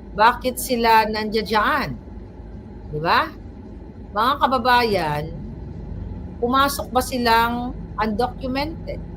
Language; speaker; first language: Filipino; non-native, local second language; Cebuano